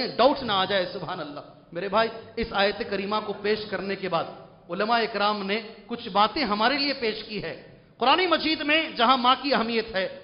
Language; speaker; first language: Urdu; native; Urdu